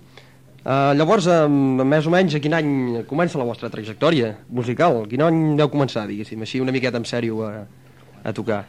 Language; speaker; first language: Catalan; native; Catalan